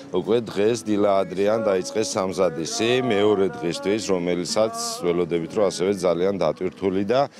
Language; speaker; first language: Georgian; native; Georgian